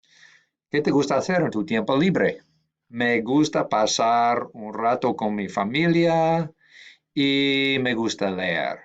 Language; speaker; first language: Spanish; non-native, fluent; English